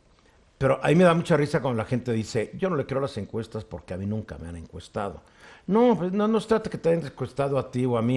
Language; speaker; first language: Spanish; native; Spanish